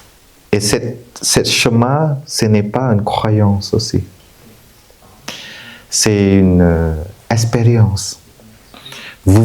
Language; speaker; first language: French; non-native, fluent; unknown